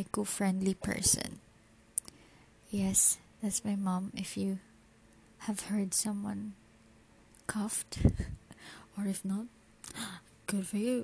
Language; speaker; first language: English; non-native, local second language; Filipino